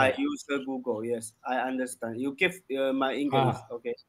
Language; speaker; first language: English; non-native, learner; Chinese